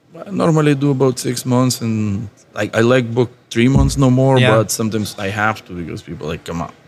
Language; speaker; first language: English; non-native, fluent; Lithuanian